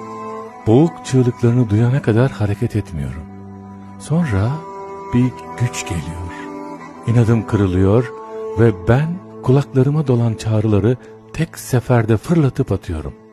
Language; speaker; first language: Turkish; native; Turkish